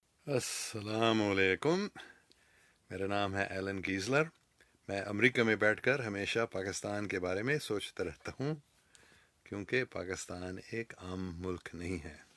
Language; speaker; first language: Hindi; non-native, fluent; English